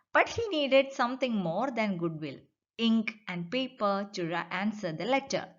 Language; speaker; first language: English; non-native, local second language; Malayalam